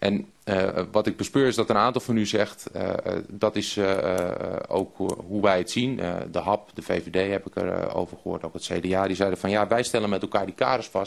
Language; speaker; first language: Dutch; native; Dutch